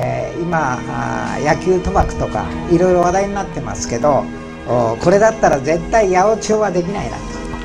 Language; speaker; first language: Japanese; native; Japanese